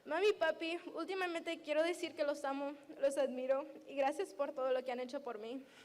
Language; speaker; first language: Spanish; early bilingual, heritage; Spanish